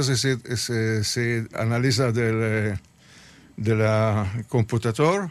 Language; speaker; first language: Spanish; early bilingual, heritage; Spanish